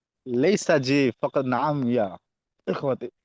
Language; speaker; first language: Arabic; non-native, fluent; Urdu